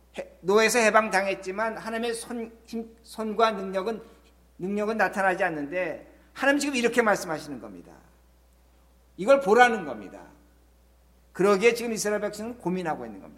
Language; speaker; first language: Korean; native; Korean